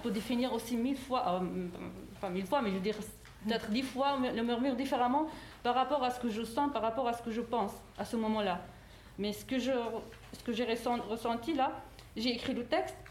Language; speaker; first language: French; non-native, fluent; Arabic